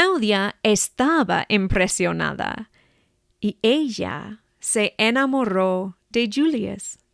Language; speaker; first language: Spanish; non-native, fluent; English